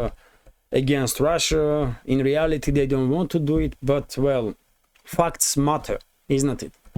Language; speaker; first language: English; non-native, fluent; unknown